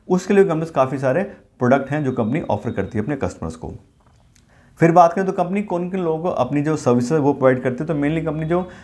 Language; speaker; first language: Hindi; native; Hindi